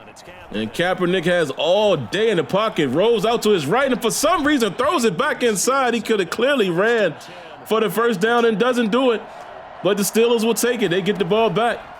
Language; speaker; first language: English; native; English